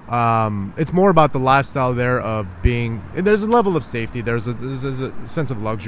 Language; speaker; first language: English; native; English